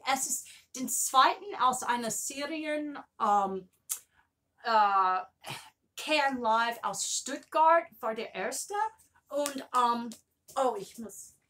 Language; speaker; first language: German; non-native, learner; English